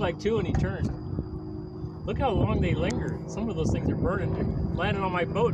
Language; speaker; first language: English; native; English